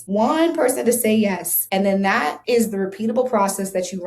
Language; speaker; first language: English; native; English